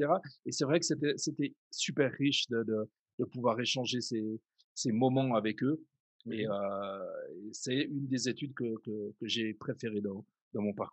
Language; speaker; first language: French; native; French